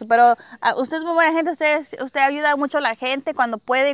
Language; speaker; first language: Spanish; early bilingual, heritage; Spanish